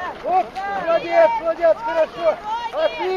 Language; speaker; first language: Russian; native; Russian